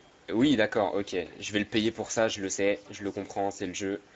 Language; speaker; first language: French; native; French